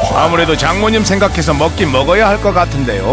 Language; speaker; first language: Korean; native; Korean